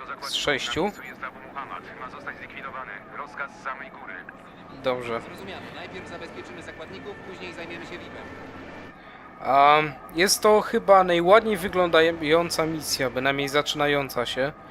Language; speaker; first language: Polish; native; Polish